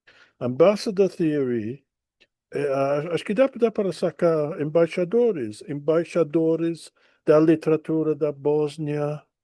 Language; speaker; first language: Portuguese; non-native, fluent; English